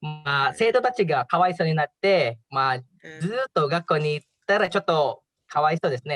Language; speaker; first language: Japanese; non-native, learner; Indonesian